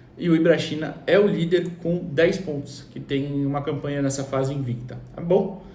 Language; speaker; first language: Portuguese; native; Portuguese